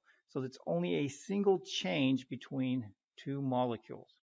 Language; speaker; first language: English; native; English